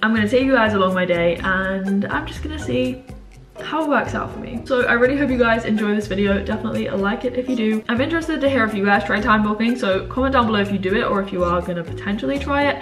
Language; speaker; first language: English; native; English